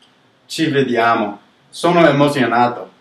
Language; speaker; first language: Italian; non-native, learner; English